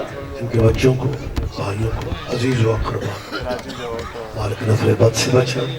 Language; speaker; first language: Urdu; non-native, local second language; Punjabi